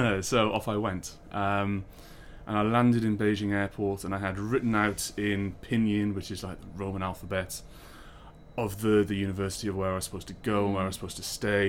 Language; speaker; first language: English; native; English